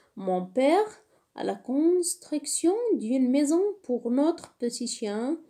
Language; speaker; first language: French; non-native, local second language; Arabic